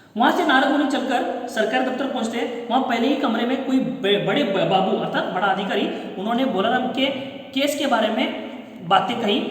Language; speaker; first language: Hindi; non-native, local second language; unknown